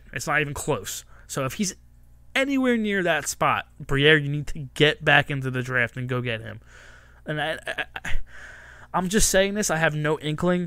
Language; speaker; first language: English; native; English